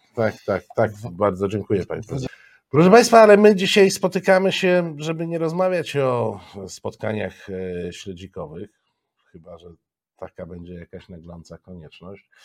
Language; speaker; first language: Polish; native; Polish